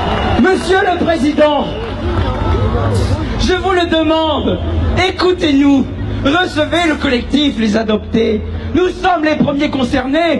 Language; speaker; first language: French; native; French